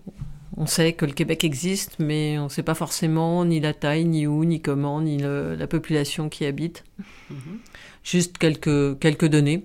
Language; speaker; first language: French; native; French